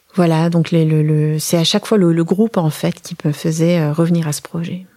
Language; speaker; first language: French; native; French